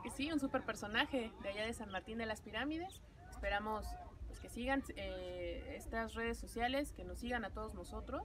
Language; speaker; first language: Spanish; native; Spanish